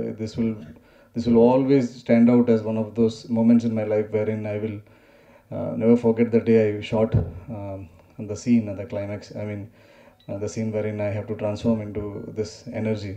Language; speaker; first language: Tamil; non-native, learner; Malayalam